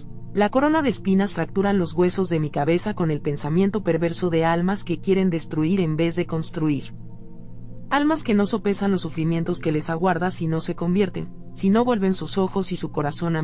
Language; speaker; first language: Spanish; native; Spanish